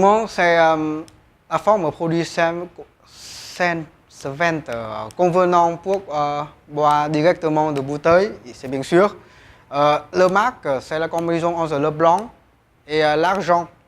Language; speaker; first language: French; non-native, learner; Vietnamese